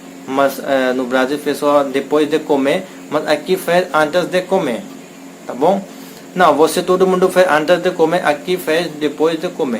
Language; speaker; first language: Portuguese; non-native, learner; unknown